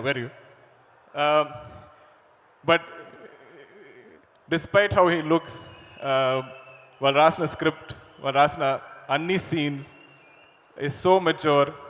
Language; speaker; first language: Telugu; non-native, learner; Malayalam